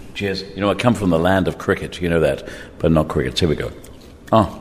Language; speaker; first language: English; native; English